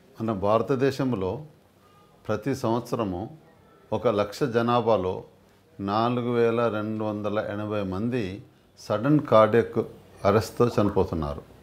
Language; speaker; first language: Telugu; native; Telugu